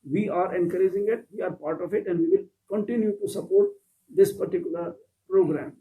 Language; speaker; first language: English; non-native, local second language; Kannada